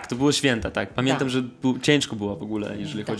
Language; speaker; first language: Polish; non-native, fluent; Russian